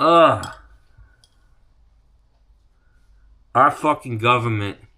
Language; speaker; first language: English; native; English